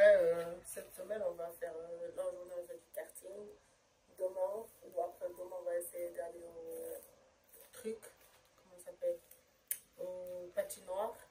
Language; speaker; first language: French; early bilingual, heritage; French